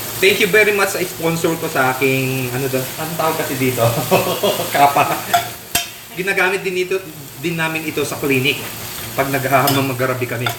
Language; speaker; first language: Filipino; non-native, local second language; Pampanga